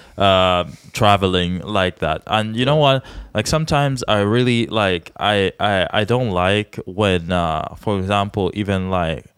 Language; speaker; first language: English; non-native, fluent; Czech